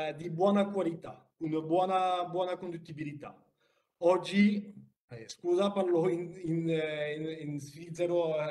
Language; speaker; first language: Italian; non-native, learner; French